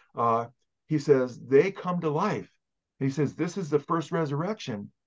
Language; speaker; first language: English; native; English